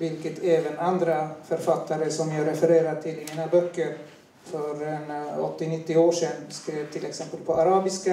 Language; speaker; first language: Swedish; non-native, fluent; Turoyo